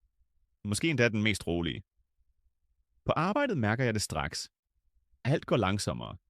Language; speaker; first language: Danish; non-native, fluent; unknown